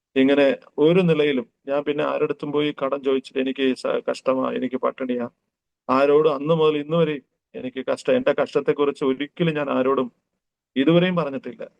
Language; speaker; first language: Malayalam; early bilingual, heritage; Malayalam